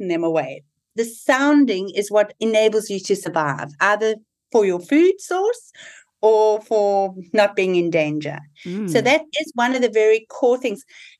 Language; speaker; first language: English; native; English